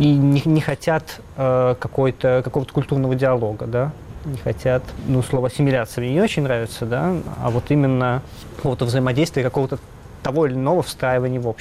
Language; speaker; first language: Russian; native; Russian